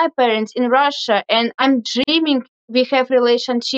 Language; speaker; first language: English; non-native, learner; Russian